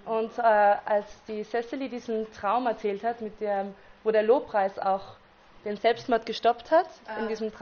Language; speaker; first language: German; native; German